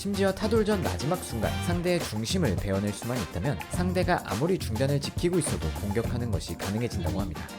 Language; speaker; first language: Korean; native; Korean